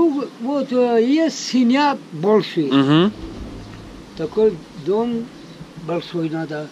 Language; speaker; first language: Russian; non-native, local second language; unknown